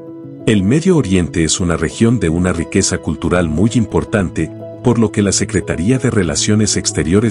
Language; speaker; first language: Spanish; native; Spanish